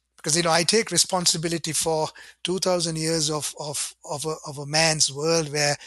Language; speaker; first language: English; non-native, local second language; Sinhala